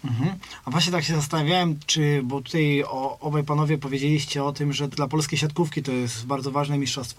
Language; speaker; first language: Polish; native; Polish